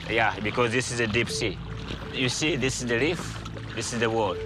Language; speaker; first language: English; non-native, learner; Swahili